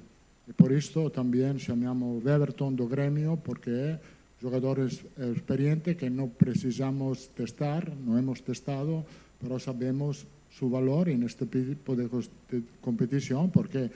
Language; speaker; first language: Portuguese; non-native, learner; Italian